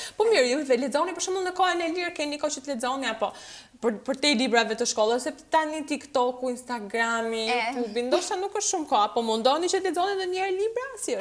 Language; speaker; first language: Albanian; native; Albanian